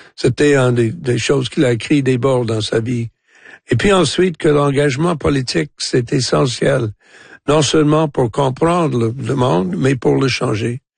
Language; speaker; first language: French; non-native, local second language; English